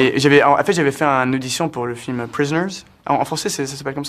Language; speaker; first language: French; early bilingual, heritage; French